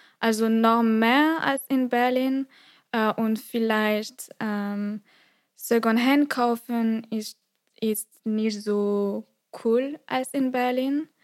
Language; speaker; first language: German; non-native, fluent; French